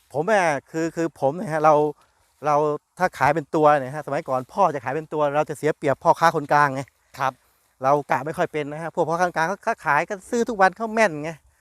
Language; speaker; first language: Thai; native; Thai